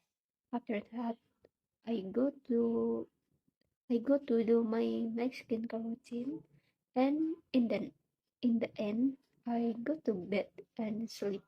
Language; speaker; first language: English; non-native, learner; Indonesian